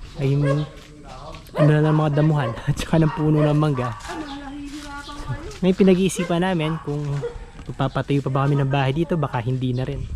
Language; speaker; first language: Filipino; non-native, local second language; Pampanga